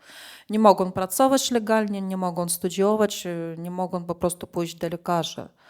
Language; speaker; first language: Polish; non-native, fluent; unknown